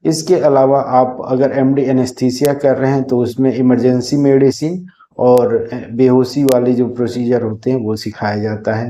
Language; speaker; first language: Hindi; native; Hindi